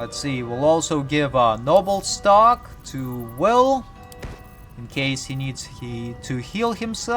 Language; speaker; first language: English; native; English